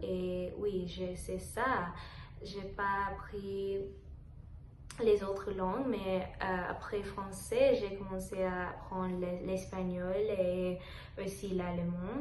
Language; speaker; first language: French; non-native, learner; Telugu